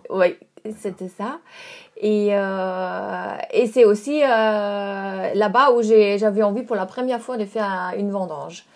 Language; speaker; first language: French; non-native, fluent; German